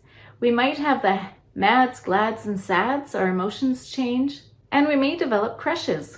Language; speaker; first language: English; native; English